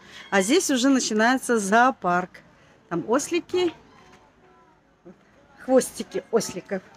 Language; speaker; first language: Russian; native; Russian